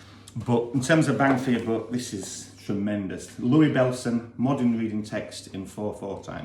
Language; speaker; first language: English; native; English